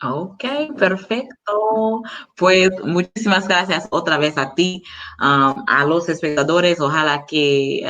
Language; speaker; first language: Spanish; non-native, learner; English